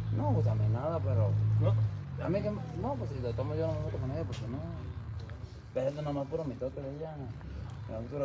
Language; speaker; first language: Spanish; native; Spanish